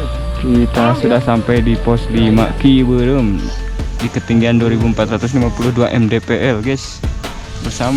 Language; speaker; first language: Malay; non-native, local second language; Sundanese